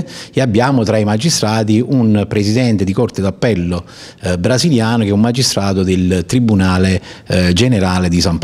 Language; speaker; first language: Italian; native; Italian